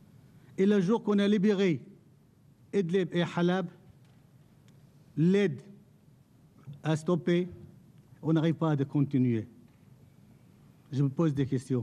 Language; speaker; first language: French; non-native, fluent; Arabic